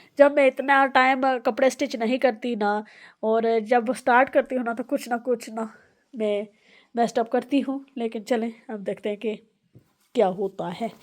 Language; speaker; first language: Urdu; non-native, local second language; Pahari-Potwari